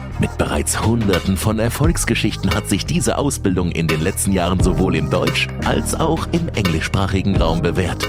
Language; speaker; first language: German; native; German